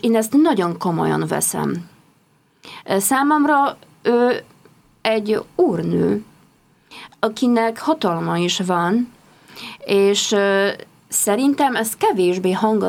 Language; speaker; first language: Hungarian; non-native, fluent; Polish